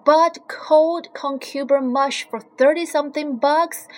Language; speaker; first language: English; non-native, fluent; Chinese